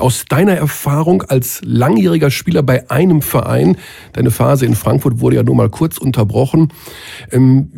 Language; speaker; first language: German; native; German